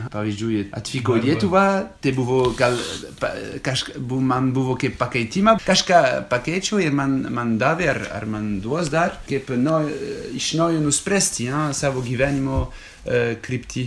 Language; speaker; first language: Lithuanian; non-native, fluent; French